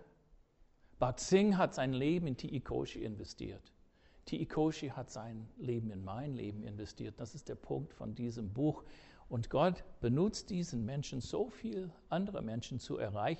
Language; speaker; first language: German; non-native, fluent; English